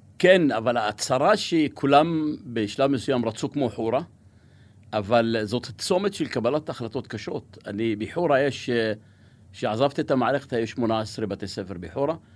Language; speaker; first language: Hebrew; non-native, local second language; Arabic